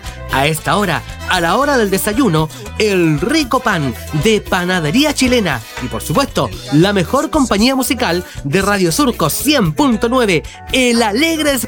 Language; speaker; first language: Spanish; native; Spanish